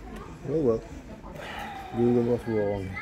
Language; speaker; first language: English; non-native, fluent; Norwegian